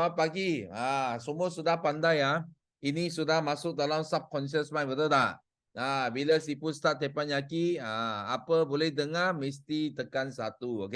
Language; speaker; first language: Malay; non-native, local second language; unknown